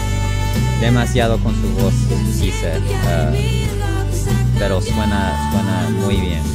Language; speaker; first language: Spanish; non-native, learner; English